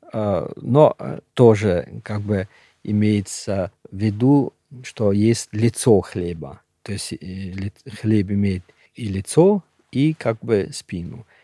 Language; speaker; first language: Russian; non-native, local second language; Shughni